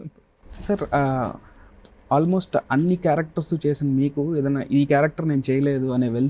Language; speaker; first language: Telugu; native; Telugu